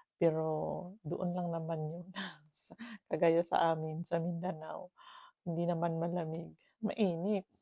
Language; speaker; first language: Filipino; non-native, local second language; Cebuano